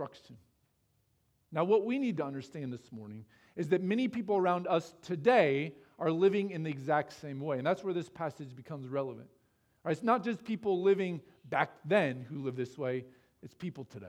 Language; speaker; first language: English; native; English